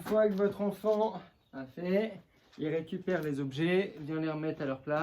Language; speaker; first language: French; native; French